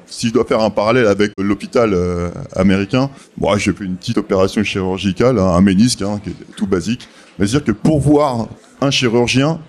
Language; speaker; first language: French; native; French